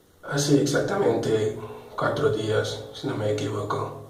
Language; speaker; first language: Spanish; non-native, local second language; Haitian Creole